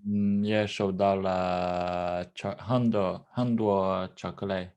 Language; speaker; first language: Chinese; non-native, learner; Norwegian